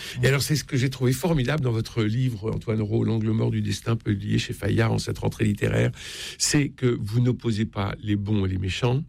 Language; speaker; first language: French; native; French